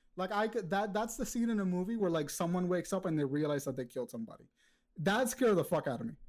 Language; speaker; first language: English; early bilingual, other home language; Spanish